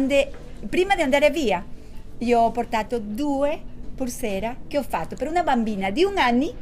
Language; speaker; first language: Italian; non-native, learner; Spanish